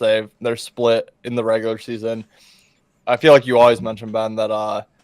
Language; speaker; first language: English; native; English